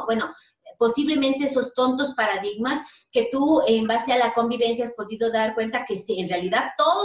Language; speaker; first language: Spanish; native; Spanish